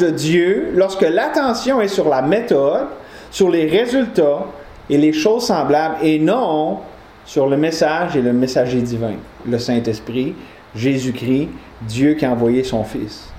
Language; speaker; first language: French; native; French